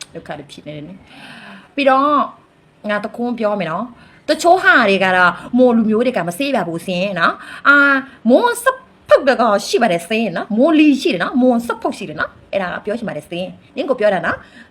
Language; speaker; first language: Burmese; non-native, local second language; Mon